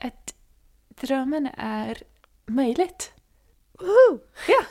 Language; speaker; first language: Swedish; non-native, fluent; English